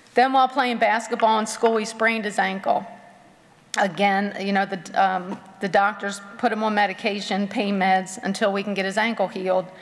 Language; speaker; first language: English; native; English